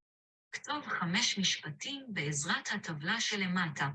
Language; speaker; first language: Hebrew; non-native, learner; English